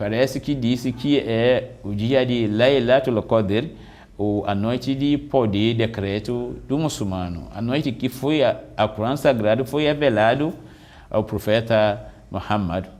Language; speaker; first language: Portuguese; non-native, fluent; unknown